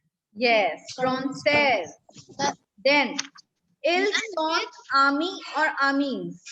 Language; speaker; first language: French; non-native, fluent; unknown